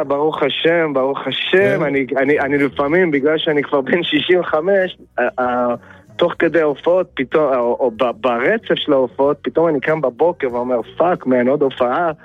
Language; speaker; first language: Hebrew; early bilingual, other home language; English